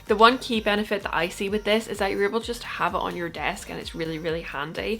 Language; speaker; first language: English; native; English